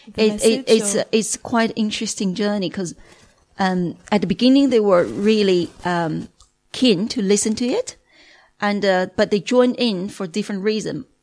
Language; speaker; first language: English; non-native, fluent; Chinese